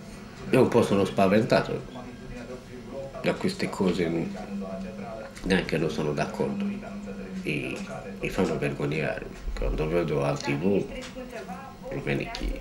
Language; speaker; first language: Italian; non-native, fluent; Romanian